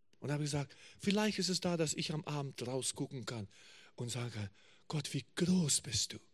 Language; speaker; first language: German; non-native, fluent; English